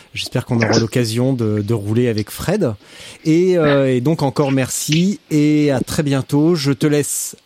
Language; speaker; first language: French; native; French